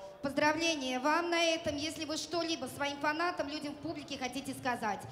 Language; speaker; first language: Russian; non-native, fluent; Serbian